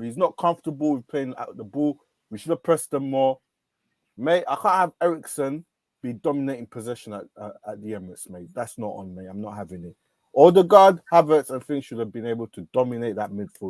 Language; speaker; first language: English; native; English